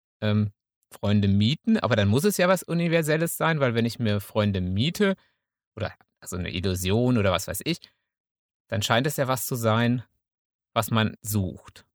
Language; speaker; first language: German; native; German